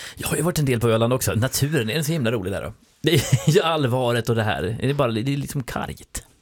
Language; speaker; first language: Swedish; native; Swedish